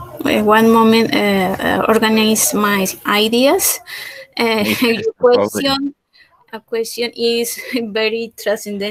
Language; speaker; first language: English; non-native, learner; Spanish